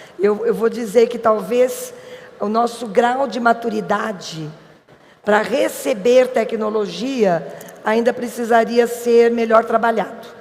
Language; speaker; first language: Portuguese; native; Portuguese